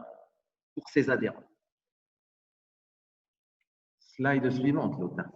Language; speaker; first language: French; native; French